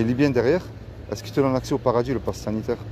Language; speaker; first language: French; native; French